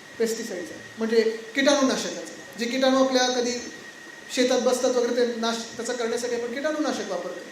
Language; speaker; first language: Marathi; native; Marathi